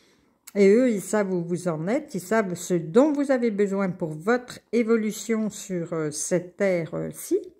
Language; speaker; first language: French; native; French